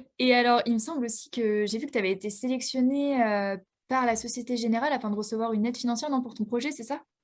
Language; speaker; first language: French; native; French